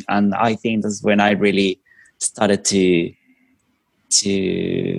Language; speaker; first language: English; non-native, fluent; Spanish